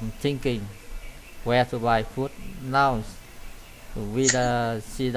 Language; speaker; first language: English; non-native, learner; Vietnamese